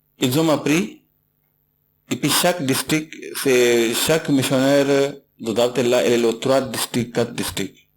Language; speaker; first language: French; non-native, learner; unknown